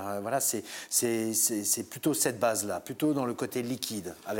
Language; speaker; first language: French; native; French